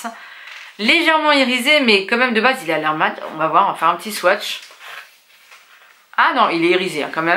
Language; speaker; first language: French; native; French